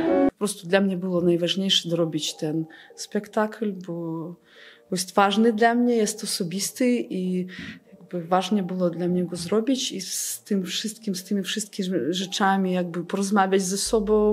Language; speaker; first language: Polish; non-native, fluent; Belarusian